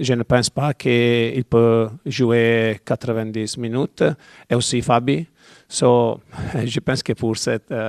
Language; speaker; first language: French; non-native, learner; Italian